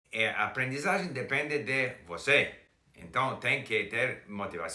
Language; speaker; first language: Portuguese; non-native, fluent; English